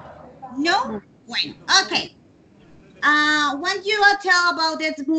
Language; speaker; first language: English; non-native, learner; Spanish